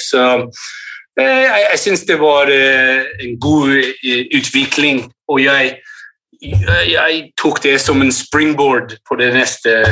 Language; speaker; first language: Norwegian; early bilingual, heritage; English